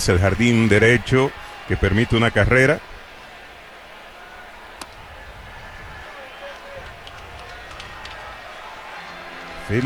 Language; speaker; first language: Spanish; native; Spanish